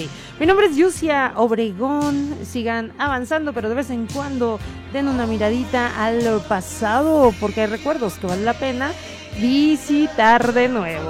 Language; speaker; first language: Spanish; native; Spanish